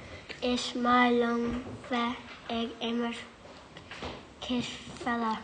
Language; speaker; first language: Irish; non-native, local second language; English